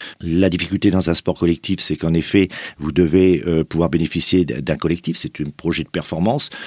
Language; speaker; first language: French; native; French